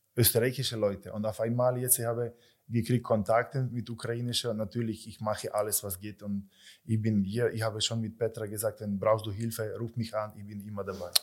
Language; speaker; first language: German; non-native, learner; Ukrainian